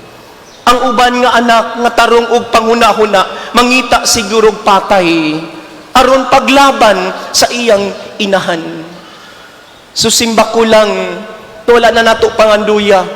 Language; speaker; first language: Cebuano; native; Cebuano